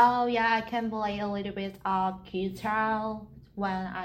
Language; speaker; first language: English; non-native, learner; Vietnamese